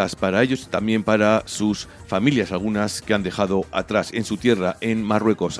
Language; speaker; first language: Spanish; native; Spanish